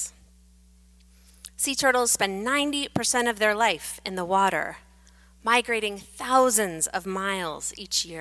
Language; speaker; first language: English; native; English